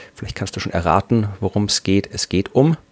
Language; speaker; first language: German; native; German